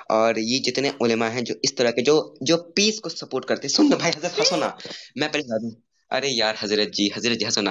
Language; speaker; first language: Hindi; native; Hindi